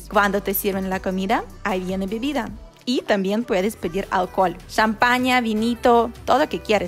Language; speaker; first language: Spanish; non-native, fluent; Ukrainian